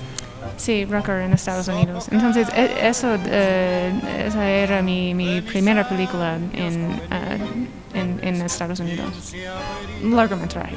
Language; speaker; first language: Spanish; non-native, learner; English